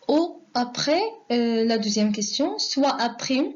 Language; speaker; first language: French; non-native, local second language; Arabic